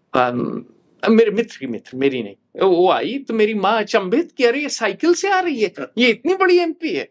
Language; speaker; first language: Hindi; native; Hindi